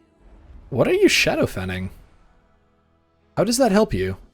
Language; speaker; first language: English; native; English